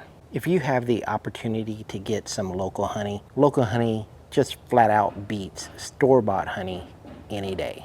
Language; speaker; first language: English; native; English